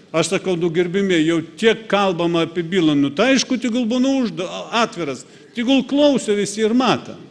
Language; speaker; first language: Lithuanian; non-native, fluent; Russian